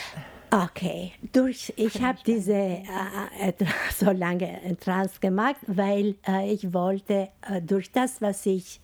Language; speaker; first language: German; non-native, fluent; Albanian